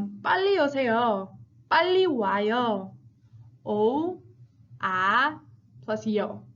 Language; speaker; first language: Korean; non-native, fluent; English